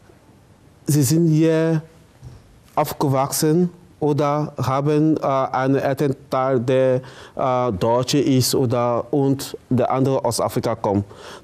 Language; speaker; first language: German; non-native, fluent; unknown